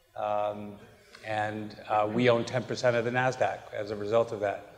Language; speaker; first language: English; native; English